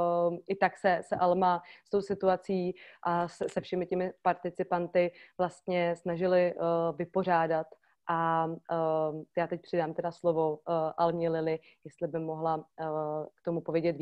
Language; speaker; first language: Czech; native; Czech